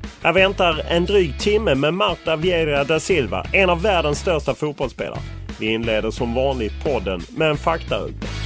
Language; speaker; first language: Swedish; native; Swedish